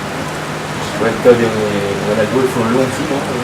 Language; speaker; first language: French; native; French